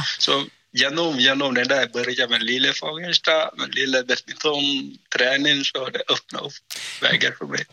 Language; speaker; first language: Swedish; non-native, fluent; Vietnamese